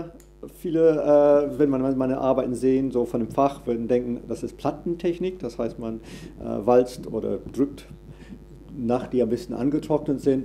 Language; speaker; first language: German; non-native, fluent; English